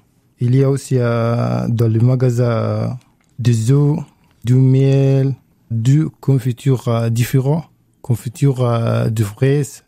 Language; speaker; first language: French; non-native, learner; Arabic